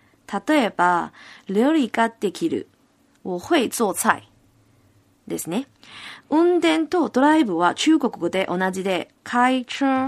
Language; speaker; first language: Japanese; non-native, fluent; Cantonese